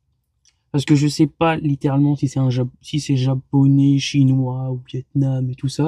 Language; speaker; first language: French; native; French